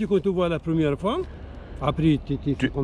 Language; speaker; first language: French; non-native, learner; Arabic